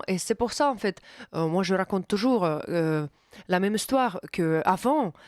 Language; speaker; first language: French; non-native, fluent; Russian